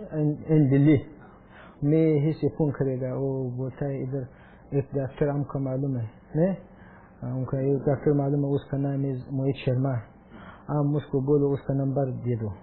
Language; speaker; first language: Hindi; non-native, learner; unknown